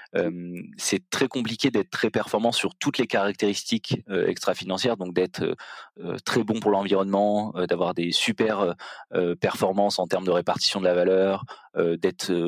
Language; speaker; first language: French; native; French